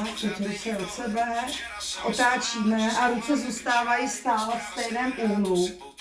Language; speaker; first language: Czech; native; Czech